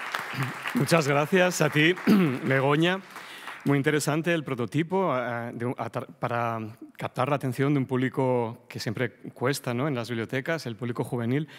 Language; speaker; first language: Spanish; native; Spanish